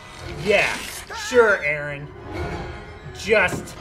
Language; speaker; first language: English; native; English